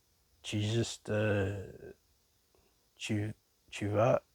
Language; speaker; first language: French; non-native, learner; English